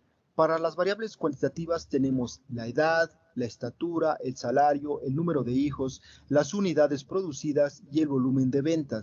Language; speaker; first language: Spanish; native; Spanish